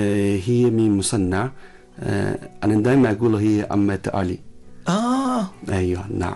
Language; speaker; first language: Arabic; non-native, learner; Chinese